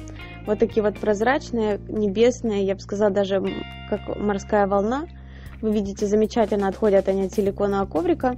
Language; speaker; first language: Russian; native; Russian